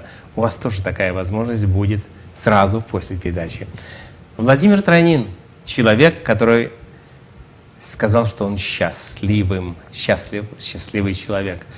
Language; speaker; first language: Russian; native; Russian